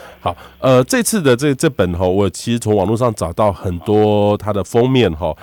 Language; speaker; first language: Chinese; native; Chinese